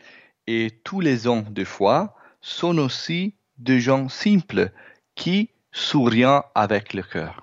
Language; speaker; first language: French; non-native, fluent; Italian